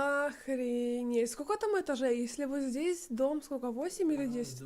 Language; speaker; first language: Russian; native; Russian